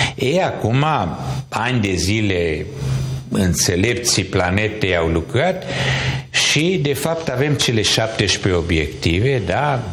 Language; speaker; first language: Romanian; non-native, local second language; Hungarian